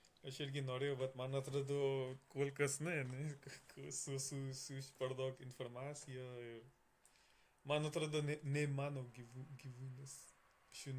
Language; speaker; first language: Lithuanian; non-native, learner; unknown